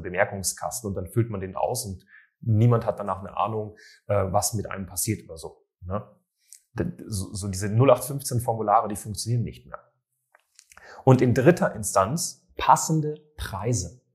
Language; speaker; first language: German; native; German